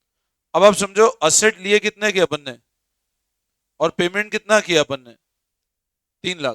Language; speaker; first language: Hindi; native; Hindi